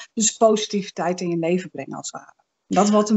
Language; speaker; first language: Dutch; native; Dutch